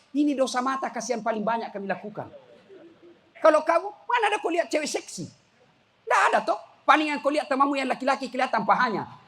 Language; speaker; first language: Indonesian; native; Indonesian